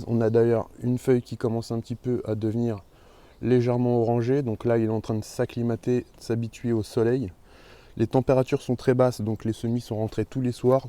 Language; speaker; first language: French; native; French